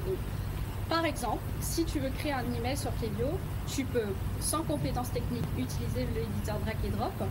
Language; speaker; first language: French; non-native, fluent; Vietnamese